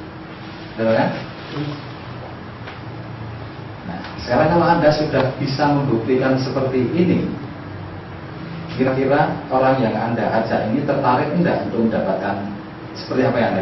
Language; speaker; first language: Indonesian; native; Indonesian